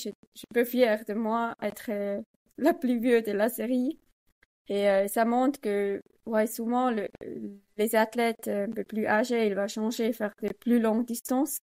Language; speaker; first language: French; non-native, learner; Swiss German